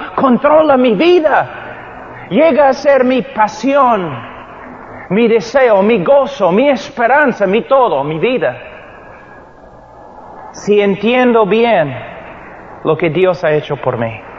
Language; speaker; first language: Spanish; non-native, fluent; English